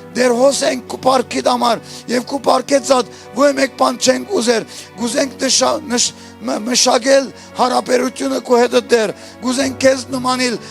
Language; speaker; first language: Armenian; early bilingual, heritage; Armenian